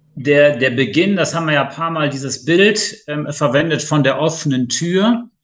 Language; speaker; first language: German; native; German